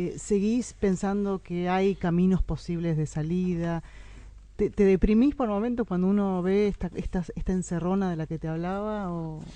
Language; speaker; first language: Spanish; native; Spanish